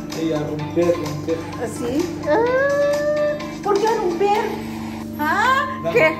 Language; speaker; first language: Spanish; non-native, learner; Filipino